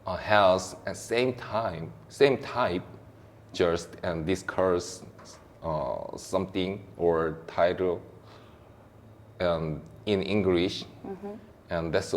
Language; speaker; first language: English; non-native, learner; Korean